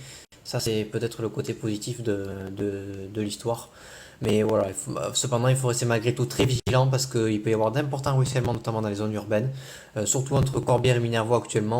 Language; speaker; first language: French; native; French